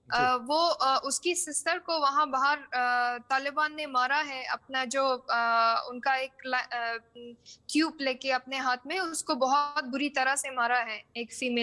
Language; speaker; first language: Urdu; non-native, fluent; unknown